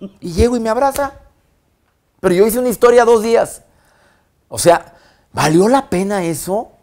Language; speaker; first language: Spanish; native; Spanish